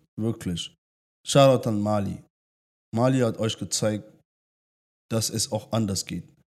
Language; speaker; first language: German; early bilingual, other home language; French